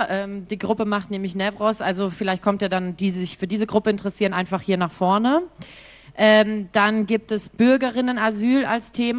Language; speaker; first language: German; native; German